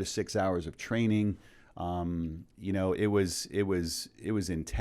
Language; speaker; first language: English; native; English